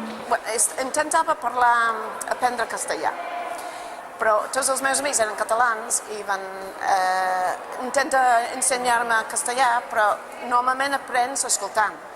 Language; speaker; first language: Catalan; non-native, fluent; English